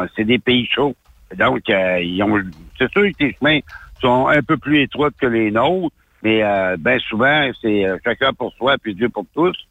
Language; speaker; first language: French; native; French